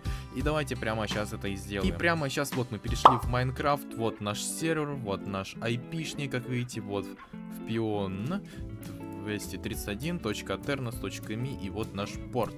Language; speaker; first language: Russian; native; Russian